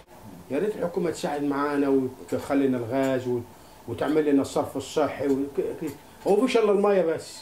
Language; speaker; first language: Arabic; native; Arabic